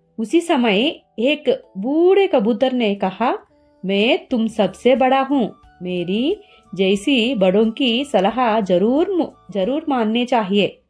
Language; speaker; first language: Hindi; non-native, learner; Telugu